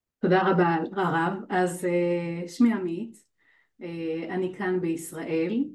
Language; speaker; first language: Hebrew; native; Hebrew